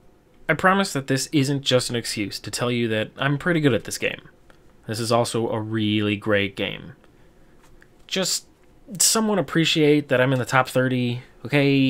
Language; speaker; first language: English; native; English